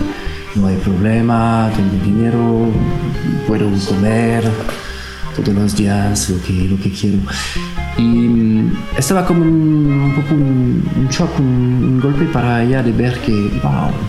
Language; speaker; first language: Spanish; non-native, fluent; French